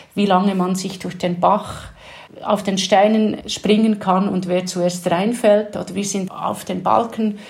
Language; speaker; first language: German; native; German